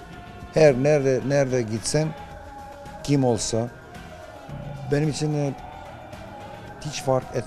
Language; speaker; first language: Turkish; non-native, fluent; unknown